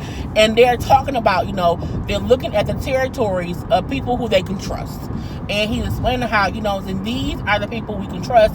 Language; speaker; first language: English; native; English